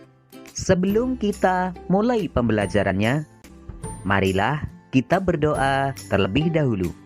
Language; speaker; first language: Indonesian; native; Indonesian